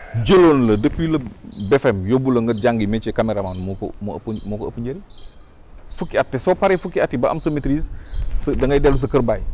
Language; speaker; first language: Wolof; non-native, local second language; Fula